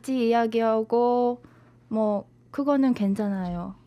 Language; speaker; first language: Korean; non-native, learner; Vietnamese